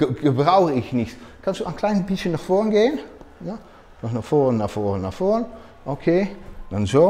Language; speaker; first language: German; non-native, learner; Dutch